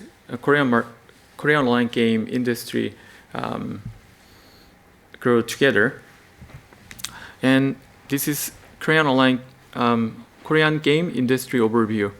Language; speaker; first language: English; non-native, learner; Korean